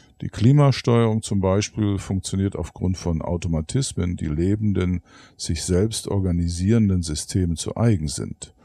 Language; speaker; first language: German; native; German